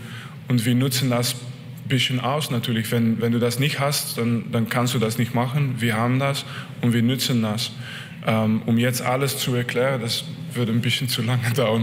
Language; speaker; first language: German; non-native, fluent; French